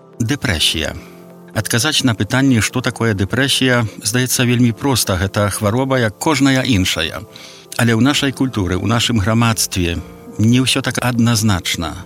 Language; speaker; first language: Belarusian; native; Belarusian